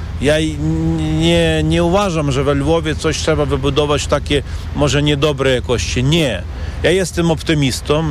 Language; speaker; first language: Polish; non-native, learner; Ukrainian